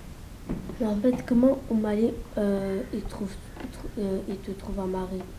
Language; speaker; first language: French; early bilingual, other home language; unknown